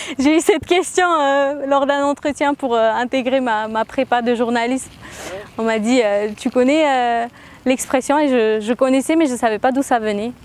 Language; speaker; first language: French; early bilingual, other home language; Armenian